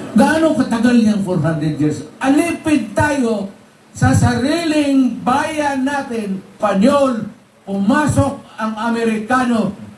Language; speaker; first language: Filipino; non-native, local second language; Cebuano